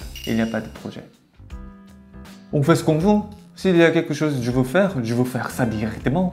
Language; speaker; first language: French; non-native, learner; Korean